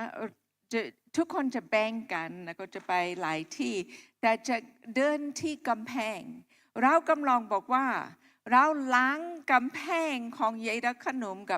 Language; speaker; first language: Thai; non-native, local second language; Akha